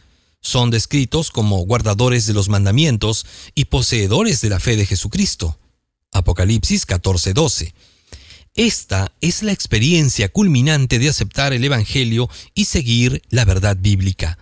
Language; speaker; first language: Spanish; native; Spanish